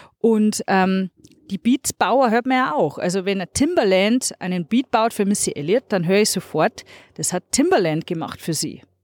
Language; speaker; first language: German; native; German